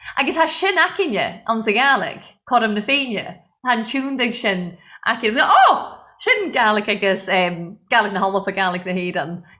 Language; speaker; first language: Irish; non-native, local second language; English